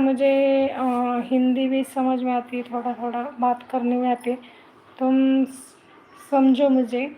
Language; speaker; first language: Hindi; non-native, local second language; Marathi